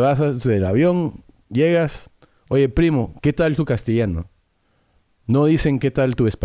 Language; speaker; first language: Spanish; early bilingual, heritage; English